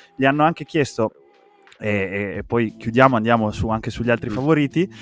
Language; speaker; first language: Italian; native; Italian